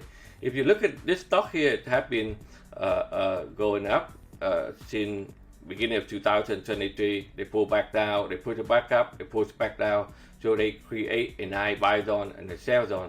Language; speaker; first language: English; non-native, fluent; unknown